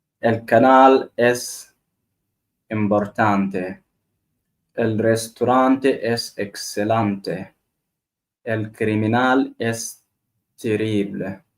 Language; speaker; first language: Spanish; non-native, learner; Arabic